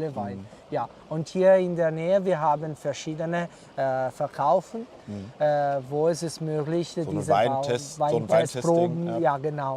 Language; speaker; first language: German; non-native, learner; Italian